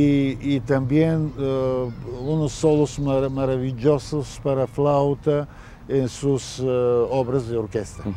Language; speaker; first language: Spanish; non-native, fluent; Bulgarian